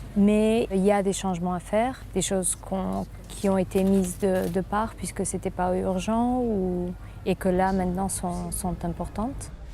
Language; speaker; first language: French; non-native, fluent; Portuguese